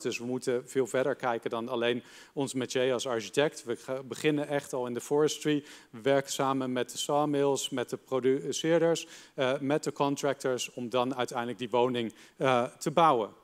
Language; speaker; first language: Dutch; native; Dutch